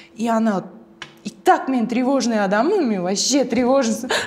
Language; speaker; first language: Russian; non-native, local second language; Kazakh